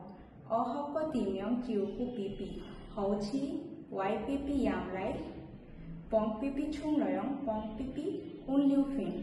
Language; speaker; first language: Cantonese; non-native, learner; Bangla